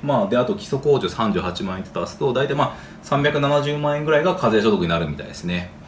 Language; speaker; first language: Japanese; native; Japanese